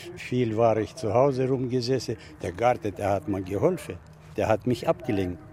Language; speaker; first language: German; non-native, fluent; Russian